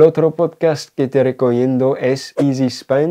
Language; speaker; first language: Spanish; non-native, fluent; French